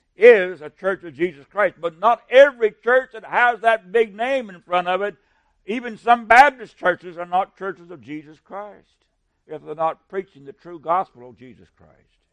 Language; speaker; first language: English; native; English